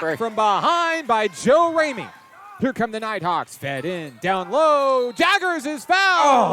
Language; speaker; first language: English; native; English